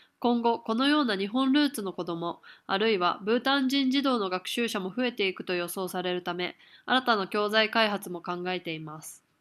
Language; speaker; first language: Japanese; native; Japanese